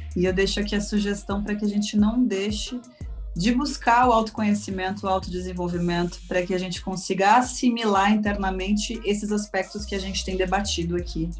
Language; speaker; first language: Portuguese; native; Portuguese